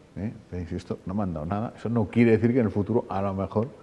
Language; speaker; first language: Spanish; native; Spanish